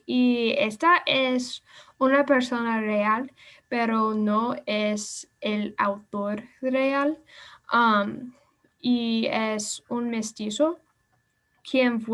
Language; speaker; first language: Spanish; non-native, learner; English